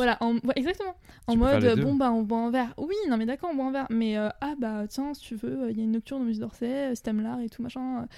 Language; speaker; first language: French; native; French